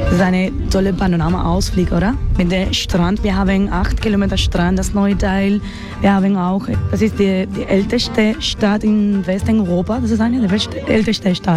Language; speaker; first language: German; non-native, fluent; Spanish